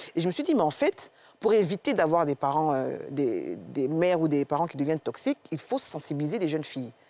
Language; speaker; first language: French; native; French